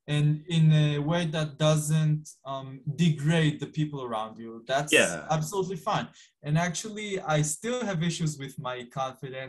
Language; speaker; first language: English; non-native, fluent; Hebrew